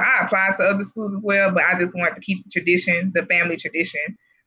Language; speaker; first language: English; native; English